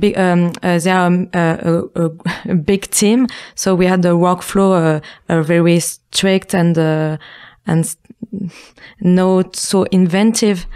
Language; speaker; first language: English; non-native, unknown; French